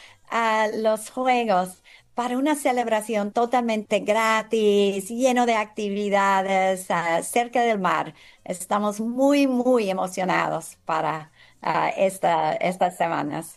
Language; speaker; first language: Spanish; non-native, fluent; English